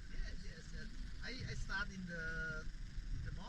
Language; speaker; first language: English; non-native, learner; Thai